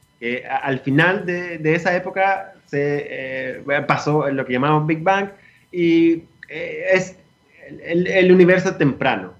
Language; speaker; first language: Spanish; non-native, fluent; Greek